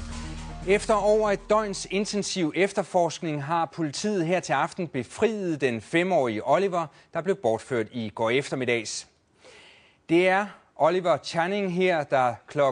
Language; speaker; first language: Danish; native; Danish